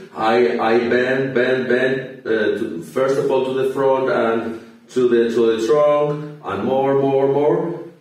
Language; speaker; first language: English; non-native, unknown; Spanish